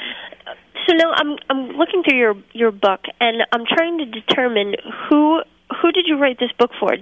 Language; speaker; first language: English; native; English